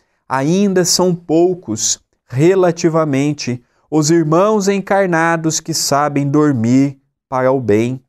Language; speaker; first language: Portuguese; native; Portuguese